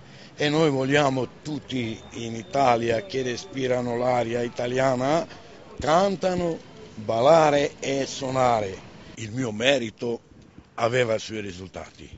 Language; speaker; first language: Italian; non-native, fluent; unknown